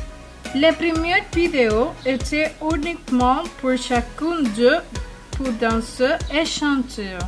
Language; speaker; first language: French; non-native, learner; Spanish